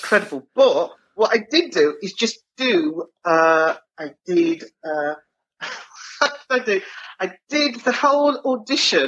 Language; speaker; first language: English; native; English